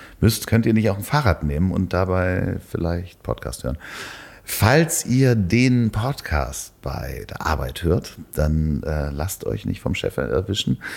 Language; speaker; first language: German; native; German